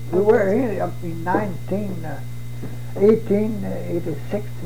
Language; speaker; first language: English; non-native, fluent; French